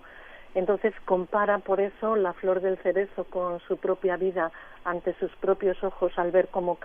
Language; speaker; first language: Spanish; native; Spanish